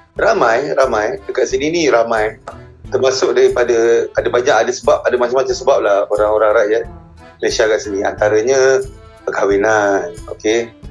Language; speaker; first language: Malay; native; Malay